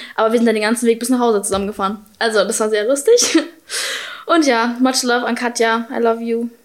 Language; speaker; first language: German; native; German